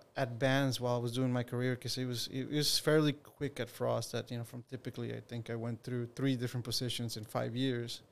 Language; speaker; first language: English; non-native, fluent; Spanish